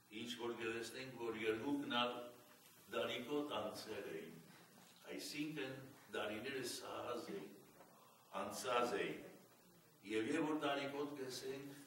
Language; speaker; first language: Armenian; early bilingual, heritage; Armenian